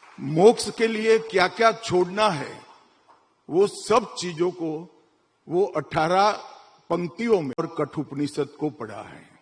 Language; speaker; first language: Hindi; non-native, local second language; Gujarati